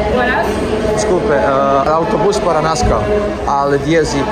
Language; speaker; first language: Spanish; non-native, learner; Serbian